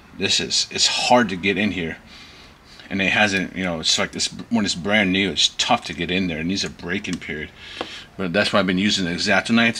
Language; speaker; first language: English; native; English